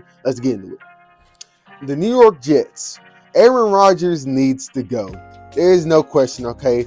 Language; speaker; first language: English; native; English